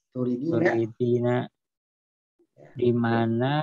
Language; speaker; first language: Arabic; non-native, learner; Indonesian